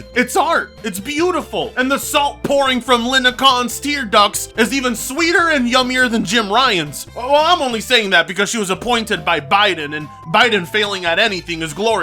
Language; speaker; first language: English; native; English